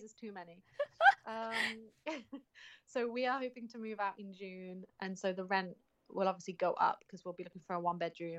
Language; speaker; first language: English; native; English